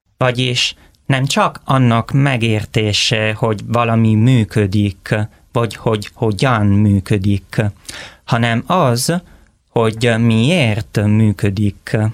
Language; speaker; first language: Hungarian; non-native, learner; Italian